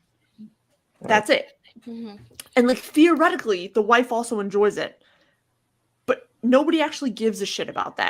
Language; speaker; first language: English; native; English